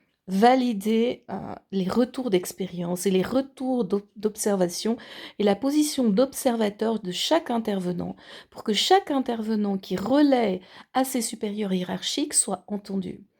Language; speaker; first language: French; native; French